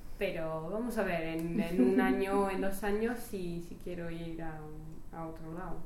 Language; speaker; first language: Spanish; non-native, learner; French